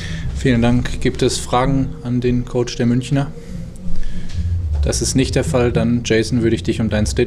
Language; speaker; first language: German; native; German